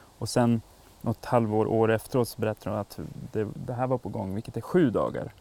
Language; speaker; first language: Swedish; native; Swedish